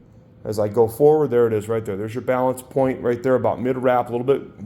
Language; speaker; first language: English; native; English